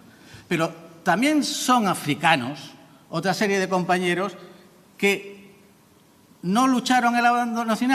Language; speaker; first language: Spanish; native; Spanish